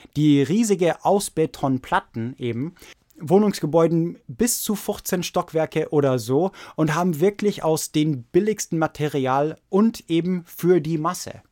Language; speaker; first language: German; non-native, fluent; English